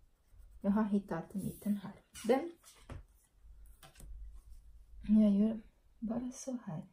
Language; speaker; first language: Swedish; non-native, learner; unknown